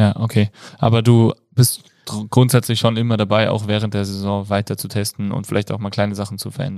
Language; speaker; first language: German; native; German